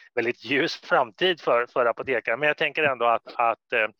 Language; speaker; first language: Swedish; native; Swedish